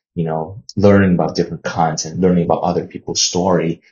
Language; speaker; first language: English; non-native, fluent; Chinese